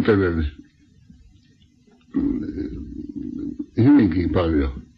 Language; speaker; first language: Finnish; non-native, local second language; Swedish